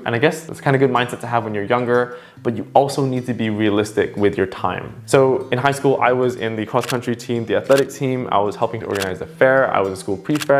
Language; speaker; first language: English; native; English